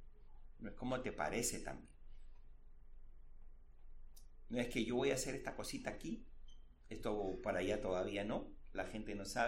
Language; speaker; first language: Spanish; native; Spanish